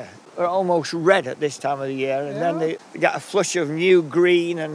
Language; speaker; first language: English; native; English